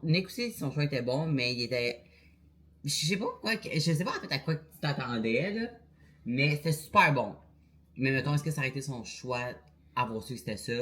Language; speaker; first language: French; native; French